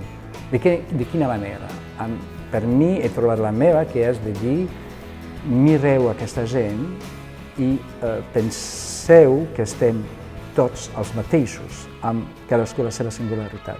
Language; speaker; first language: Catalan; non-native, fluent; French